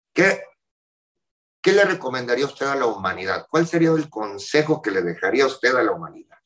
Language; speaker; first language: Spanish; native; Spanish